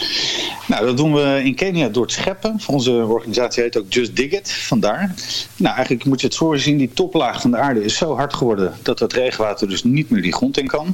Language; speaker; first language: Dutch; native; Dutch